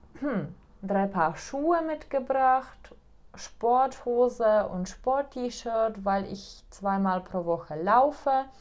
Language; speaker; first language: German; non-native, fluent; Czech